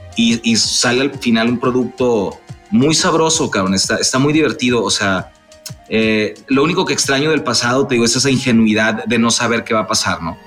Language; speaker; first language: Spanish; native; Spanish